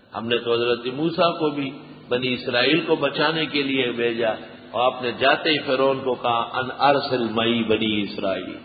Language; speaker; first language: Urdu; non-native, local second language; Pashto